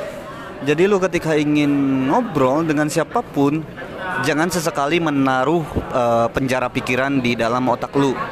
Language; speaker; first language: Indonesian; native; Indonesian